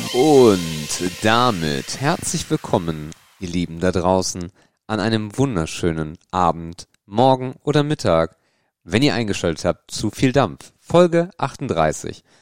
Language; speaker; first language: German; native; German